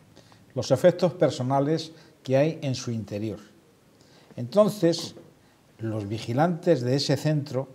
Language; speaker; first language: Spanish; native; Spanish